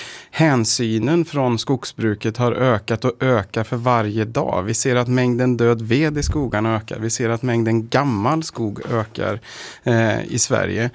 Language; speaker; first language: Swedish; native; Swedish